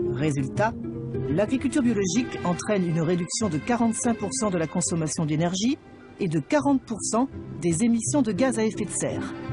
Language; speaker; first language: French; native; French